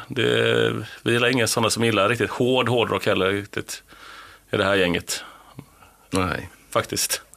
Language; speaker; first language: Swedish; native; Swedish